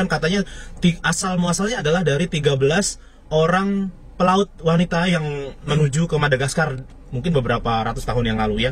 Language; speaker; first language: Indonesian; native; Indonesian